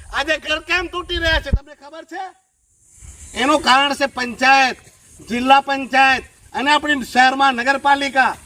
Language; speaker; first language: Gujarati; non-native, local second language; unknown